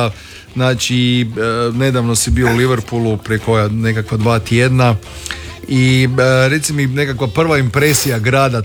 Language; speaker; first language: Serbian; native; Serbian